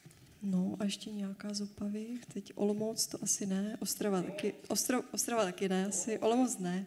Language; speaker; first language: Czech; native; Czech